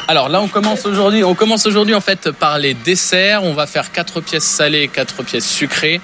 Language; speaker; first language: French; native; French